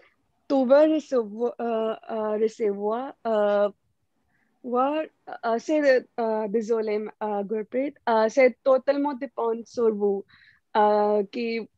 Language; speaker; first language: French; non-native, learner; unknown